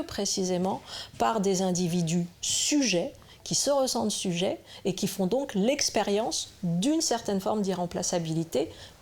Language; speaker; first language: French; native; French